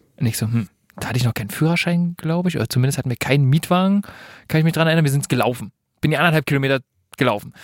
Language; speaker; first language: German; native; German